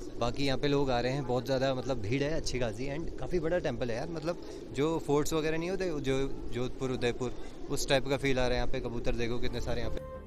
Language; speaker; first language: Hindi; native; Hindi